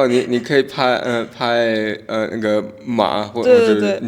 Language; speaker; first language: Chinese; non-native, learner; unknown